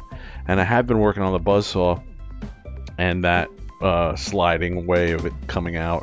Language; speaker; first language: English; native; English